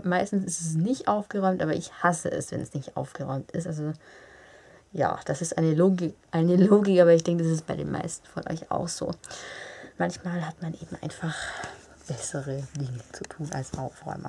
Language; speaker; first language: German; native; German